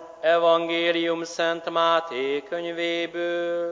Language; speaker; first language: Hungarian; native; Hungarian